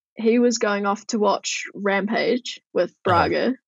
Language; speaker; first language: English; native; English